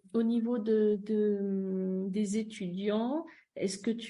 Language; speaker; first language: French; native; French